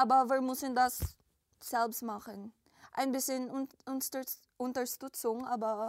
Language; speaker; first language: German; non-native, learner; Filipino